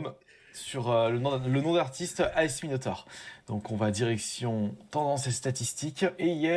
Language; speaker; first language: French; native; French